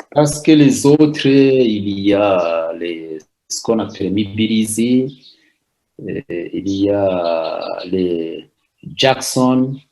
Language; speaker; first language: French; non-native, local second language; Rundi